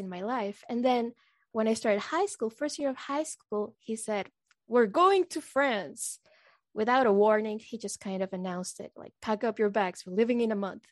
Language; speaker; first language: English; non-native, fluent; Spanish